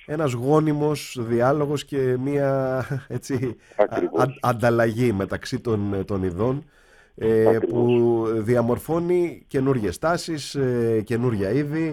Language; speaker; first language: Greek; native; Greek